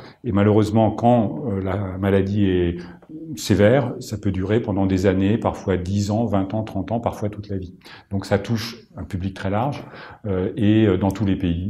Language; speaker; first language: French; native; French